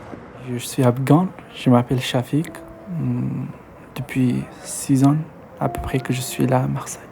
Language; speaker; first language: French; non-native, learner; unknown